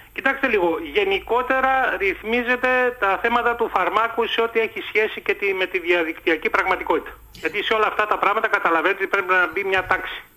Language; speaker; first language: Greek; native; Greek